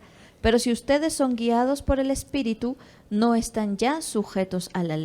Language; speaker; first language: Spanish; native; Spanish